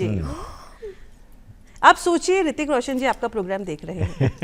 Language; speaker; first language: Hindi; native; Hindi